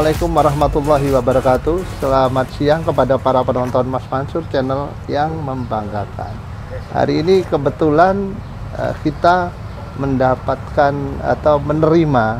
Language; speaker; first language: Indonesian; native; Indonesian